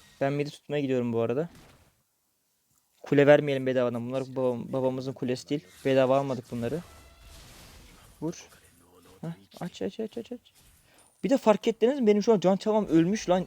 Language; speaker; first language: Turkish; native; Turkish